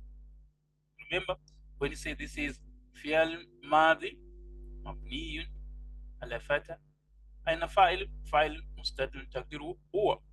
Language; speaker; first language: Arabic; non-native, fluent; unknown